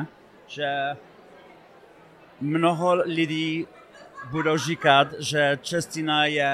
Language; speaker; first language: Czech; non-native, fluent; English